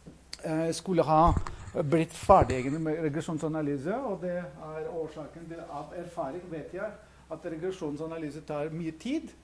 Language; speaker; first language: Norwegian; non-native, fluent; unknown